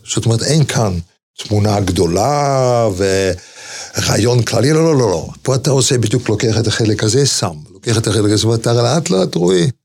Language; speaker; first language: Hebrew; non-native, fluent; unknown